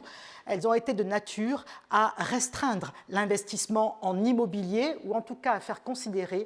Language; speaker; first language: French; native; French